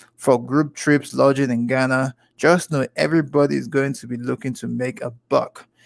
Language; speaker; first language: English; non-native, local second language; Igbo